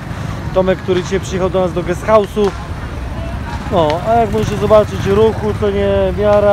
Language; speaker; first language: Polish; native; Polish